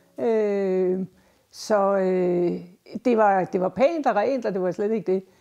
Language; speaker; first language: Danish; native; Danish